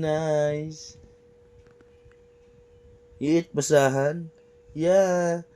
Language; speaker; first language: English; non-native, local second language; Filipino